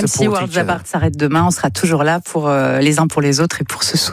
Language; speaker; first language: French; native; French